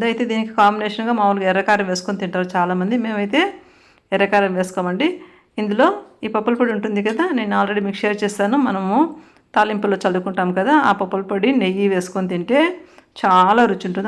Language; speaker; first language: Telugu; native; Telugu